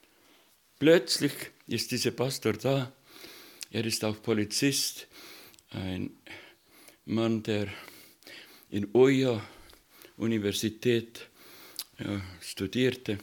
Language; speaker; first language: German; non-native, fluent; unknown